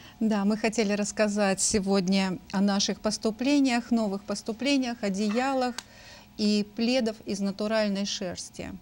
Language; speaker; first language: Russian; native; Russian